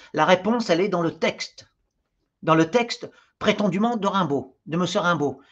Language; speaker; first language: French; native; French